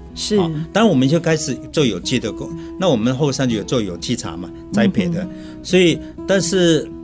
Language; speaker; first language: Chinese; native; Chinese